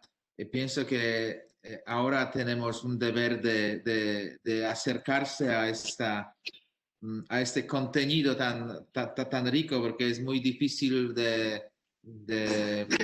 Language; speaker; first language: Spanish; non-native, fluent; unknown